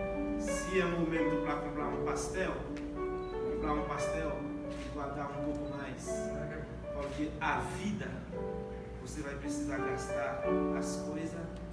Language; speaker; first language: Portuguese; non-native, learner; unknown